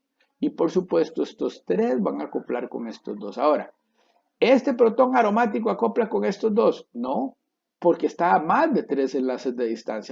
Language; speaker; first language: Spanish; native; Spanish